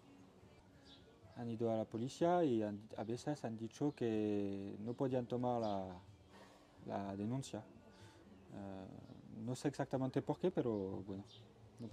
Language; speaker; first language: Spanish; non-native, learner; French